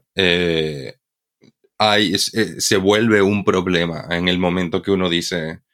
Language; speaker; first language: Spanish; native; Spanish